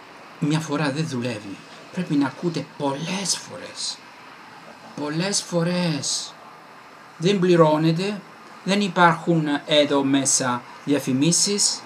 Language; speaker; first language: Greek; non-native, fluent; Italian